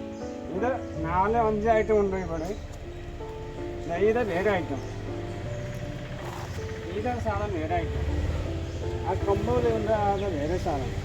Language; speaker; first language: Malayalam; non-native, learner; Nepali